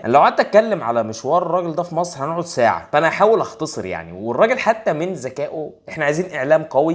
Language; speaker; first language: Arabic; native; Arabic